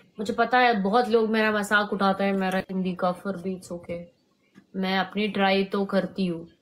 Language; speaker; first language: Hindi; non-native, learner; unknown